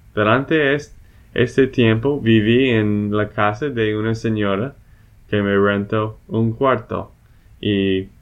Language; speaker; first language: Spanish; non-native, fluent; English